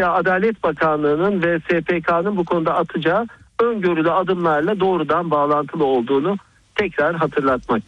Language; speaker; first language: Turkish; native; Turkish